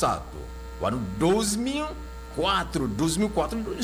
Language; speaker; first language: Portuguese; non-native, local second language; Haitian Creole